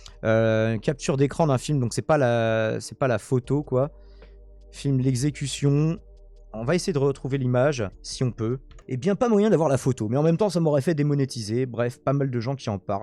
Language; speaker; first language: French; native; French